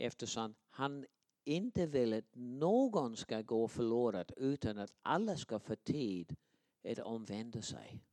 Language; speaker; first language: Swedish; non-native, fluent; English